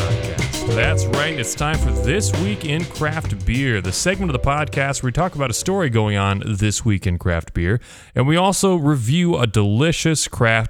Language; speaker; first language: English; native; English